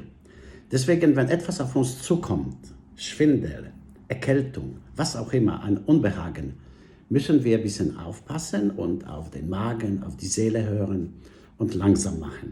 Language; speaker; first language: German; non-native, fluent; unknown